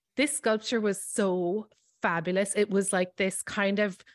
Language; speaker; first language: English; native; English